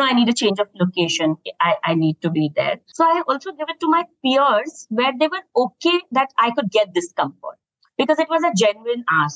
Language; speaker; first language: English; non-native, local second language; Hindi